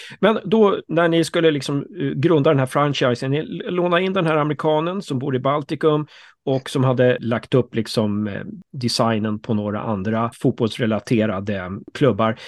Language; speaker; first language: Swedish; native; Swedish